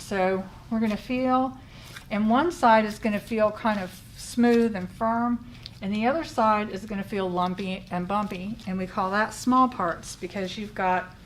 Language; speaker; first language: English; native; English